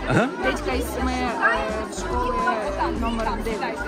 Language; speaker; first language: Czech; non-native, fluent; Ukrainian